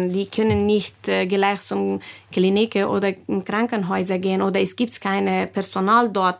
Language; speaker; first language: German; non-native, fluent; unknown